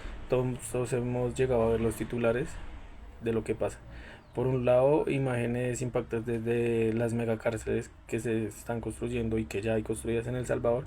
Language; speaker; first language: Spanish; native; Spanish